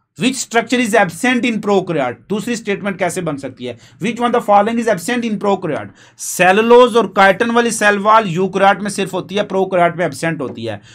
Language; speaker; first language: Urdu; non-native, local second language; Punjabi